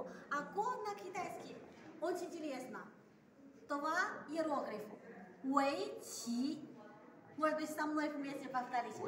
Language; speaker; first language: Russian; non-native, learner; Chinese